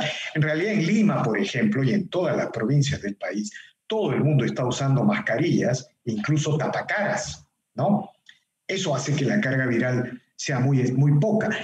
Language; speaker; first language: Spanish; native; Spanish